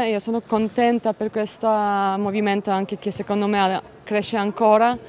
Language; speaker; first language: Italian; non-native, fluent; Polish